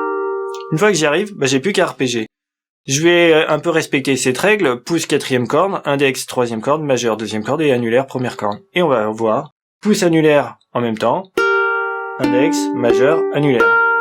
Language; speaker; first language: French; native; French